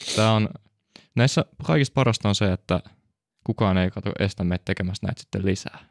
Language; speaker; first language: Finnish; native; Finnish